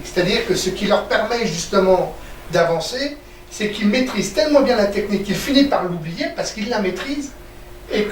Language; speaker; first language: French; native; French